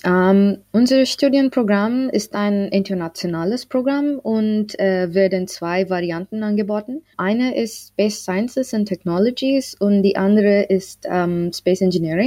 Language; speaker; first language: German; non-native, learner; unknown